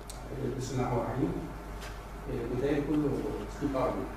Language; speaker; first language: Arabic; native; Arabic